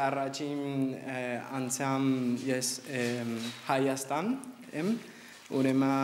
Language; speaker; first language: Armenian; non-native, learner; Spanish